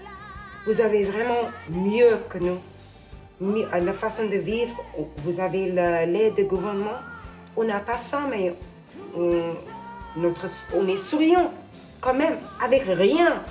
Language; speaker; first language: French; non-native, learner; English